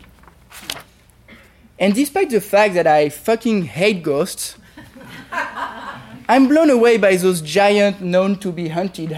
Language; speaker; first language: English; non-native, fluent; French